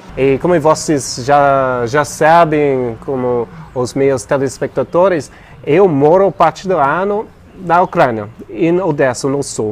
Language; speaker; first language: Portuguese; non-native, fluent; English